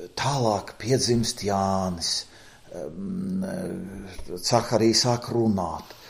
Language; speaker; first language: Latvian; native; Latvian